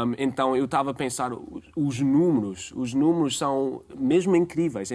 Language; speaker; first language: Portuguese; non-native, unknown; English